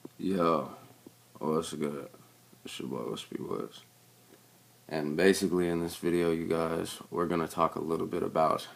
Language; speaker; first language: English; native; English